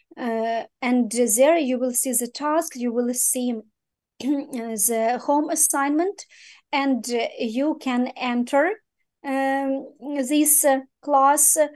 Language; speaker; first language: English; non-native, fluent; Ukrainian